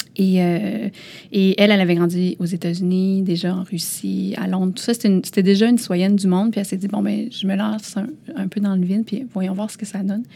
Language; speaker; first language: French; early bilingual, other home language; Lao